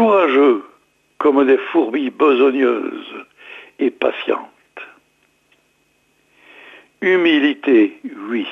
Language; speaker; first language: French; native; French